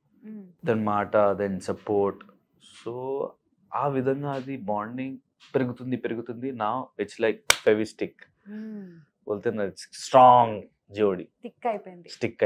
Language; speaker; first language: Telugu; non-native, local second language; Hindi